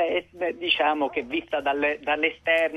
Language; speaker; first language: Italian; native; Italian